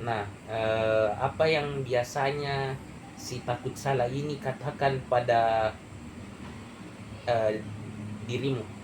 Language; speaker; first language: Indonesian; native; Indonesian